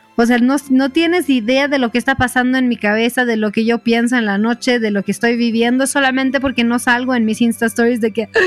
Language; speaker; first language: Spanish; non-native, fluent; Swedish